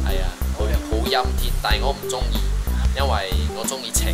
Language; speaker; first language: Cantonese; non-native, local second language; Chinese